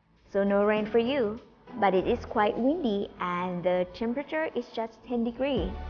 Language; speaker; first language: English; non-native, fluent; Thai